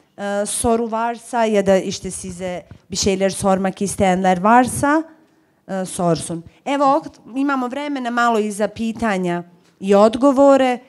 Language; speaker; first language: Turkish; non-native, fluent; Bosnian